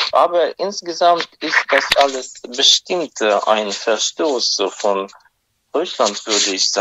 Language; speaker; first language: German; non-native, fluent; Russian